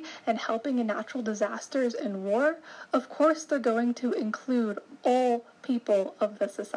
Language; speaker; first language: English; native; English